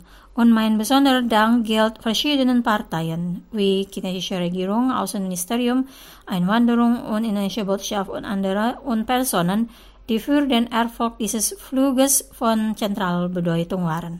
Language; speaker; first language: German; non-native, fluent; Indonesian